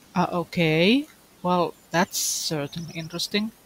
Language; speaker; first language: English; non-native, fluent; Finnish